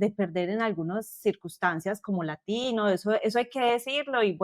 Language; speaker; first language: Spanish; native; Spanish